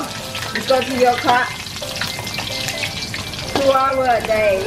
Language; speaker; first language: English; non-native, learner; Thai